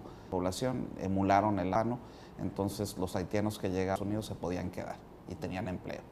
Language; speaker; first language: Spanish; native; Spanish